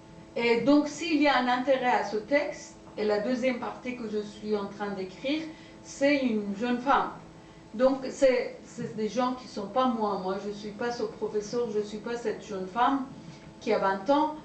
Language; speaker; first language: French; non-native, fluent; Persian